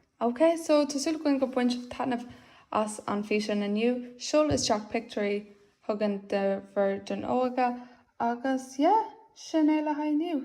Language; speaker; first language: Irish; non-native, local second language; English